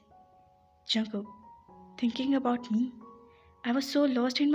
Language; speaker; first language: English; non-native, local second language; Urdu